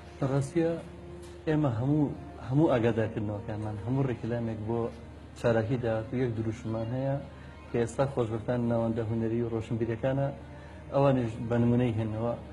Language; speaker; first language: Central Kurdish; native; Central Kurdish